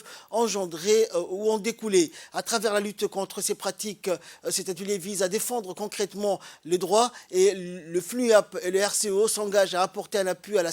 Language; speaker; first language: French; native; French